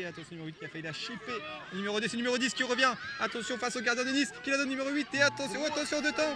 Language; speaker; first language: French; native; French